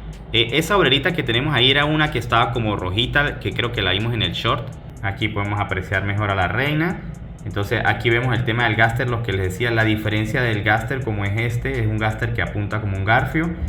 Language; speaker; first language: Spanish; native; Spanish